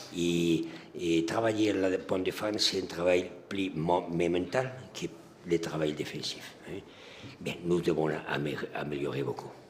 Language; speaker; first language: French; non-native, learner; Spanish